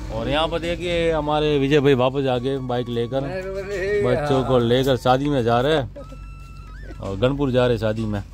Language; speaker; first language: Hindi; non-native, local second language; Gujarati